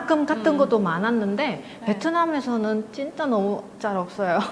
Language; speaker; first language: Korean; non-native, fluent; Vietnamese